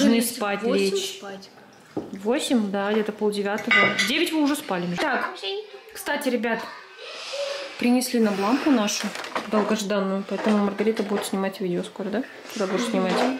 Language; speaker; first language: Russian; native; Russian